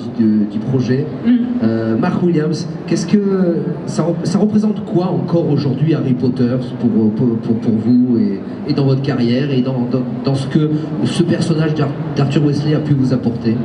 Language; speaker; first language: French; native; French